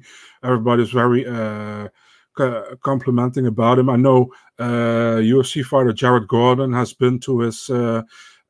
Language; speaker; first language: English; non-native, fluent; Dutch